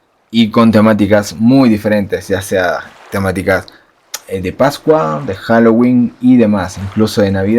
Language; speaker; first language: Spanish; native; Spanish